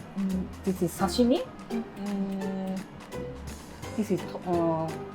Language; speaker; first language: English; non-native, learner; Japanese